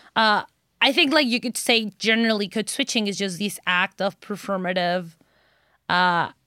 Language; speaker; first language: English; non-native, fluent; Spanish